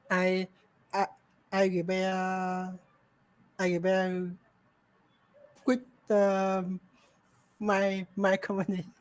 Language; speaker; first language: English; non-native, learner; Vietnamese